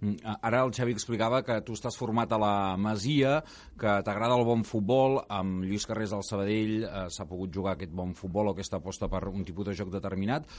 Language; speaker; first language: Catalan; native; Catalan